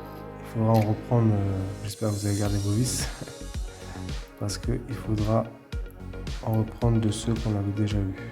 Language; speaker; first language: French; native; French